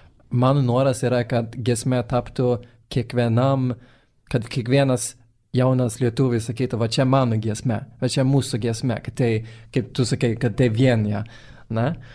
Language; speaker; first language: Lithuanian; non-native, fluent; Swedish